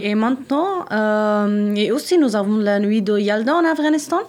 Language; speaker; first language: French; non-native, learner; Persian